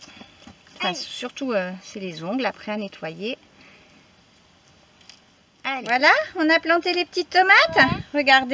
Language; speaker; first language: French; native; French